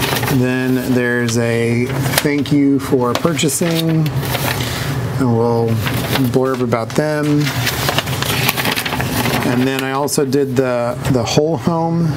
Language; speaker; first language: English; native; English